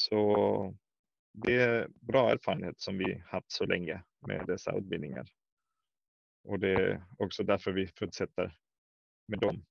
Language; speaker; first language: Swedish; non-native, fluent; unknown